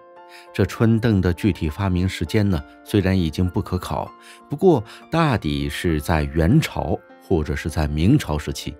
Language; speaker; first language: Chinese; native; Chinese